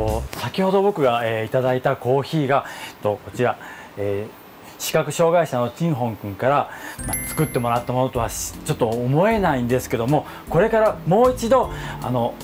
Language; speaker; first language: Japanese; native; Japanese